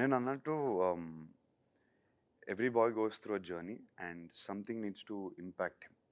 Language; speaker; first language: Telugu; native; Telugu